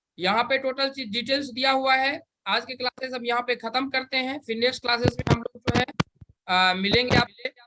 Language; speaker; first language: Hindi; native; Hindi